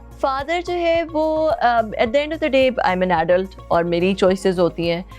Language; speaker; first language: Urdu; native; Urdu